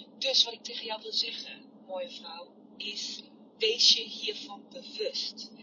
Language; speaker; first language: Dutch; non-native, fluent; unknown